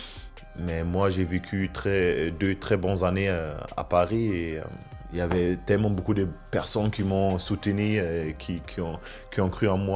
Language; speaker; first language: French; non-native, fluent; German